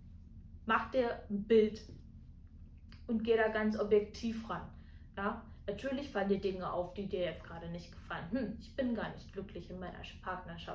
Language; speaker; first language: German; native; German